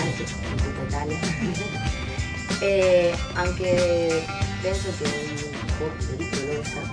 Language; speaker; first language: Italian; non-native, learner; Spanish